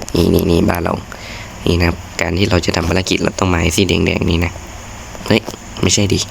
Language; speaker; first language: Thai; native; Thai